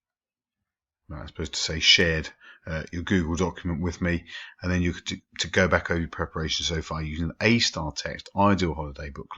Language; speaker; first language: English; native; English